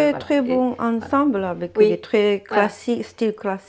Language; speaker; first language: French; non-native, learner; Japanese